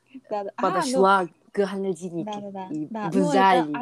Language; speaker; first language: Russian; non-native, learner; Korean